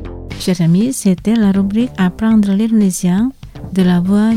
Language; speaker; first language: French; non-native, fluent; Indonesian